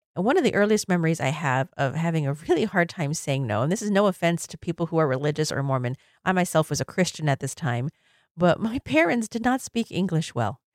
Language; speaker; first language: English; native; English